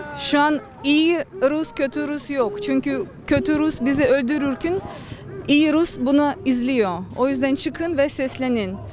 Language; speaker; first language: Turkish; non-native, fluent; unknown